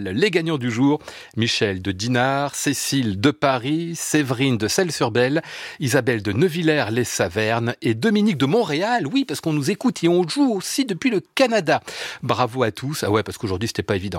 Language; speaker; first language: French; native; French